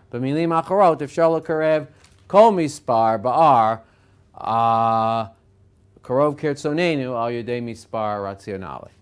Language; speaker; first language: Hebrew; non-native, fluent; English